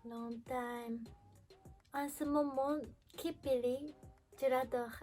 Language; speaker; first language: French; non-native, learner; Japanese